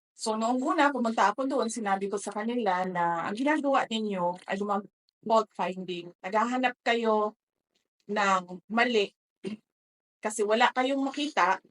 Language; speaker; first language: Filipino; non-native, local second language; Cebuano